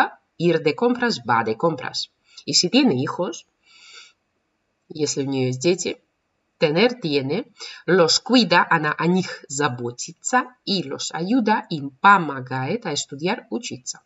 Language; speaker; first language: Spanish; non-native, fluent; Russian